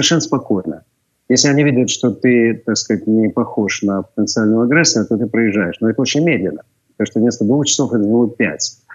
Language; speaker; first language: Russian; native; Russian